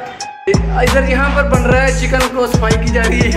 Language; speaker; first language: Hindi; non-native, local second language; Dogri